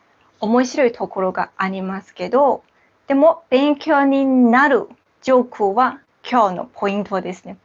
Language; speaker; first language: Japanese; non-native, local second language; Chinese